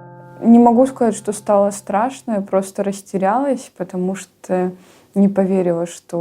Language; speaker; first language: Russian; native; Russian